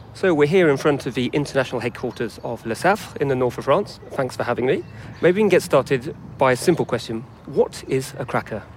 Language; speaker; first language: English; native; English